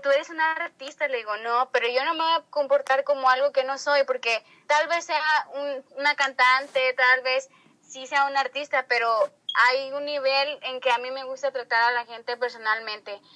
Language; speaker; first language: Spanish; native; Spanish